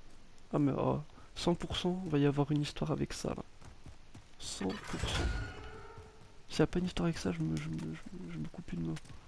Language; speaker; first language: French; native; French